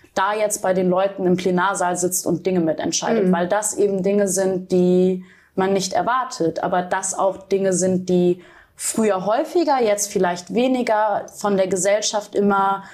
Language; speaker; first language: German; native; German